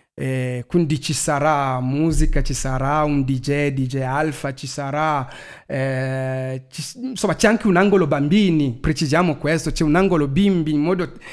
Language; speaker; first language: Italian; non-native, fluent; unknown